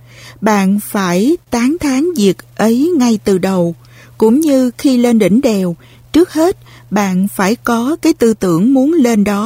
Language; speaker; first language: Vietnamese; native; Vietnamese